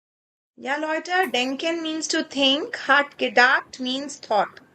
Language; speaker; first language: German; non-native, fluent; Kannada